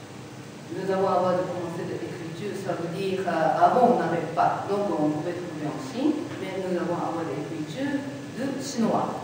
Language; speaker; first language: French; non-native, learner; Japanese